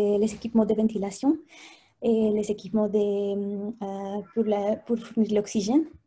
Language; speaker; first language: French; non-native, fluent; Spanish